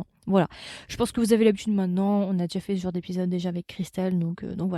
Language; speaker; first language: French; native; French